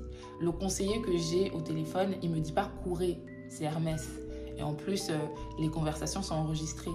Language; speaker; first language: French; native; French